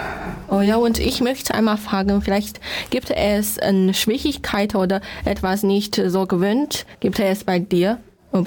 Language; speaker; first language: German; non-native, learner; Chinese